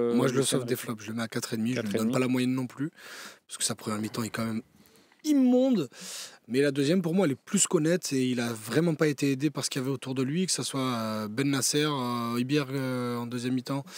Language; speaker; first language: French; native; French